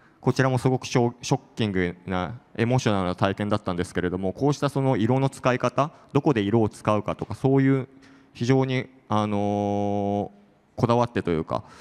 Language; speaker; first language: Japanese; native; Japanese